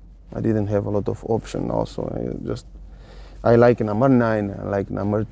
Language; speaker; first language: English; non-native, fluent; Portuguese